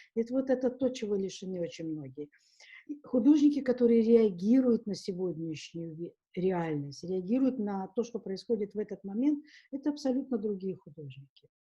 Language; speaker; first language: Russian; native; Russian